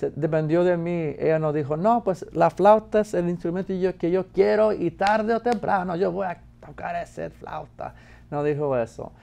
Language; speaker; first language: Spanish; non-native, fluent; English